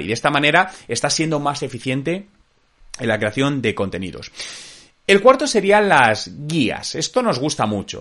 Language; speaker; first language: Spanish; native; Spanish